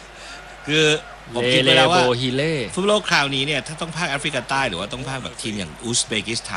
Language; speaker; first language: Thai; native; Thai